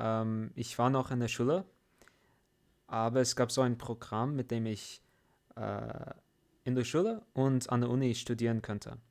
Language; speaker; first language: German; non-native, fluent; English